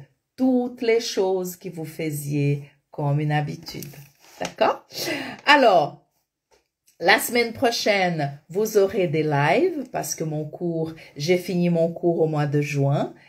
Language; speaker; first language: French; non-native, fluent; Portuguese